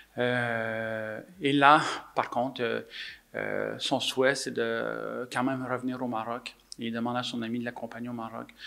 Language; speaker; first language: French; native; French